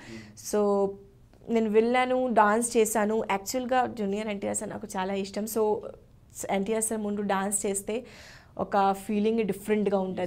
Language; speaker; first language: Telugu; non-native, learner; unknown